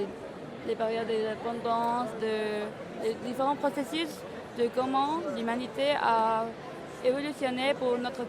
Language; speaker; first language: French; non-native, learner; Spanish